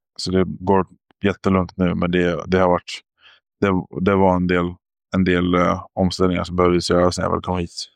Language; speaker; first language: Swedish; native; Swedish